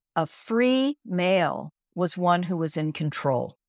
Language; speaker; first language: English; native; English